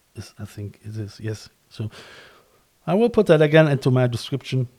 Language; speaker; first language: English; non-native, fluent; German